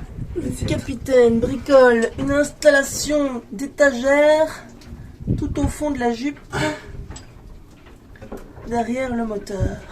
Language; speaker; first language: French; native; French